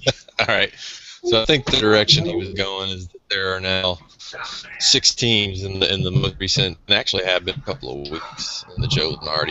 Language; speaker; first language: English; native; English